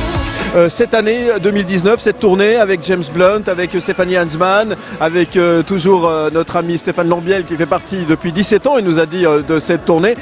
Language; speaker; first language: French; native; French